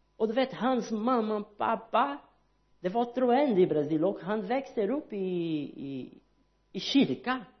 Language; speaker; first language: Swedish; non-native, learner; Portuguese